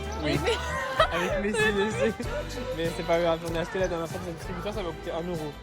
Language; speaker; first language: French; native; French